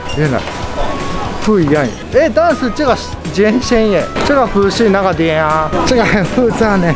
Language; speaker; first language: Chinese; non-native, fluent; Japanese